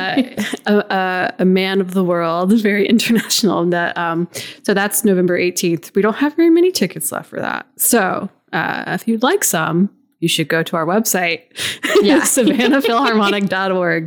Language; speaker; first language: English; native; English